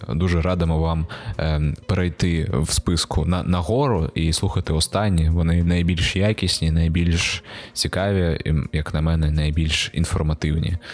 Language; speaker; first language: Ukrainian; native; Ukrainian